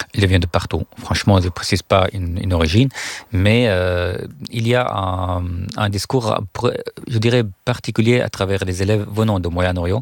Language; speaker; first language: French; non-native, fluent; Arabic